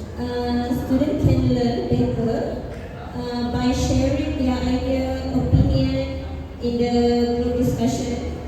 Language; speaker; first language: English; non-native, learner; Malay